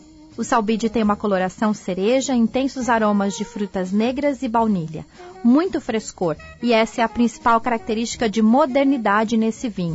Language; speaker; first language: Portuguese; native; Portuguese